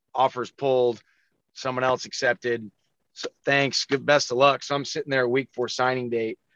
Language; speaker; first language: English; native; English